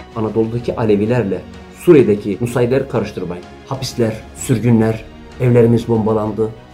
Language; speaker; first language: Turkish; native; Turkish